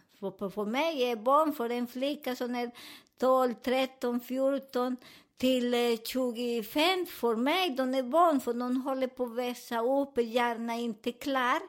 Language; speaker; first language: Swedish; non-native, learner; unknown